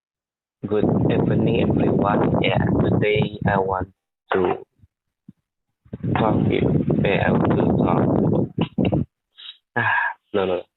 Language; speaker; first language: English; non-native, learner; Indonesian